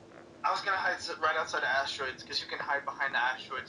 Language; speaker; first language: English; native; English